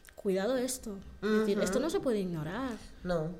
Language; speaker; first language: Spanish; native; Spanish